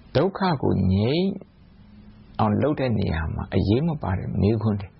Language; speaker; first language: Burmese; non-native, local second language; Shan